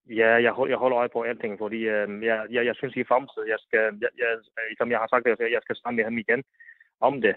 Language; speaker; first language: Danish; non-native, learner; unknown